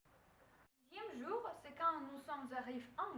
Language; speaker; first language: French; non-native, learner; Russian